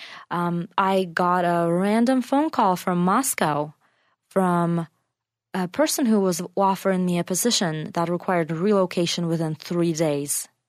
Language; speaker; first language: English; non-native, fluent; Russian